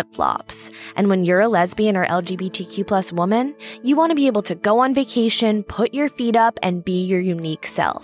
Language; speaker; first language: English; native; English